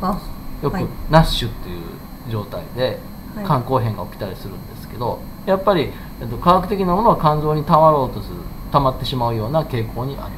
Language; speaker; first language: Japanese; native; Japanese